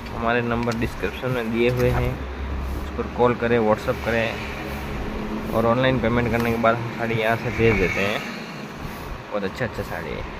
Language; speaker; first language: Hindi; non-native, local second language; Marathi